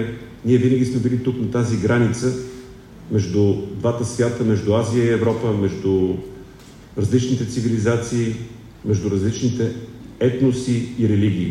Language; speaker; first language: Bulgarian; native; Bulgarian